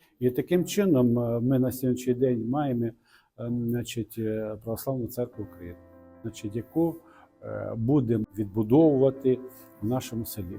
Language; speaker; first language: Ukrainian; non-native, local second language; Russian